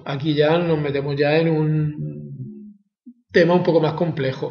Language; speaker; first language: Spanish; native; Spanish